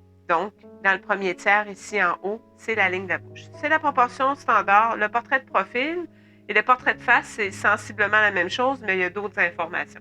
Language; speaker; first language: French; native; French